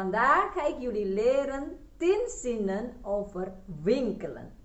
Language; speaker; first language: Dutch; non-native, fluent; Indonesian